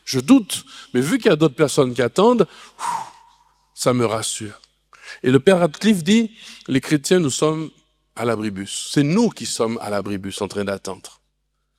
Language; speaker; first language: French; native; French